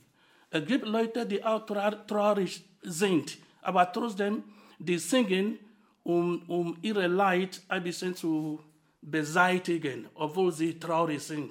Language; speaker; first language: German; non-native, fluent; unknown